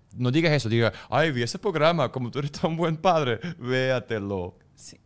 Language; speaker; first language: Spanish; non-native, fluent; German